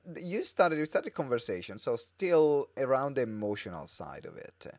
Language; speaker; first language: English; non-native, fluent; Italian